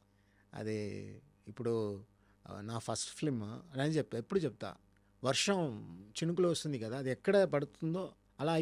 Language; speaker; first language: Telugu; non-native, fluent; Tamil